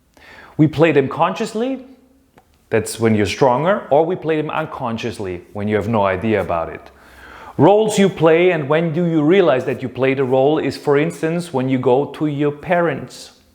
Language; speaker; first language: English; non-native, fluent; German